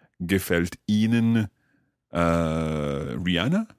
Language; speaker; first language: German; non-native, learner; English